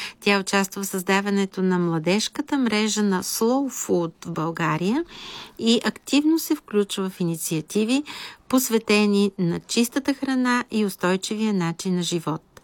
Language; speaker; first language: Bulgarian; native; Bulgarian